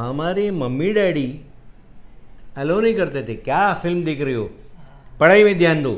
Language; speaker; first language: Hindi; non-native, local second language; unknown